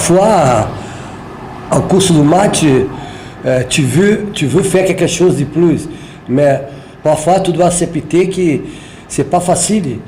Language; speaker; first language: French; non-native, learner; Portuguese